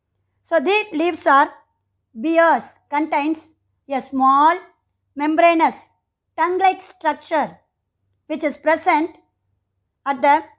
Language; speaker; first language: English; non-native, local second language; Tamil